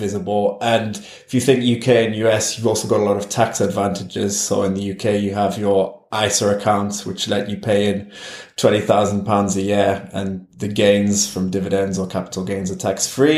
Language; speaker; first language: English; native; English